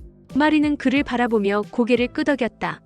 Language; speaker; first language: Korean; native; Korean